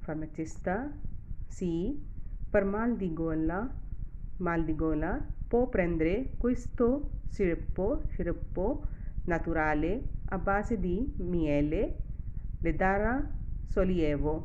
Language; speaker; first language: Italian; non-native, fluent; Urdu